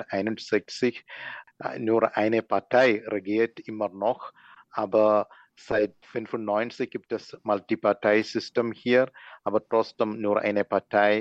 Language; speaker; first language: German; non-native, learner; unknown